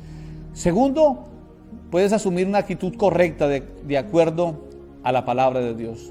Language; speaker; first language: Spanish; native; Spanish